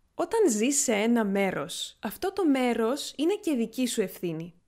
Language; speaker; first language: Greek; native; Greek